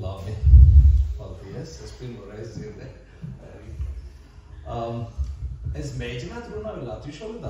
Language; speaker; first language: Latvian; non-native, learner; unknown